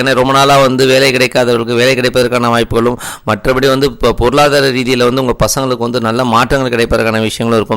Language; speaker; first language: Tamil; native; Tamil